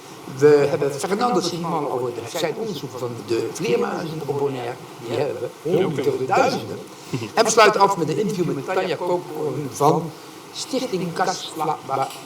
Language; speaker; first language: Dutch; native; Dutch